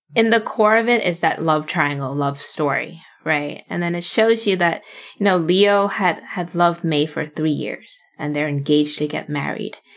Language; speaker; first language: English; early bilingual, other home language; Cantonese